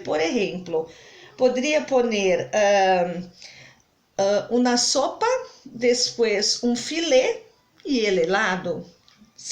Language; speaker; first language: Spanish; non-native, fluent; Portuguese